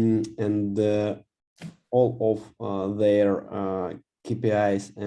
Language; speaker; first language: English; non-native, learner; Russian